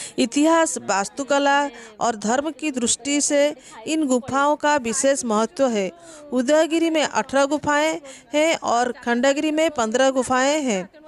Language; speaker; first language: Hindi; non-native, local second language; Odia